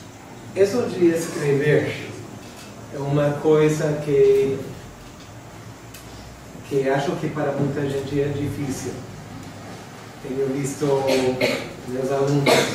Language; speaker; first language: Portuguese; non-native, fluent; English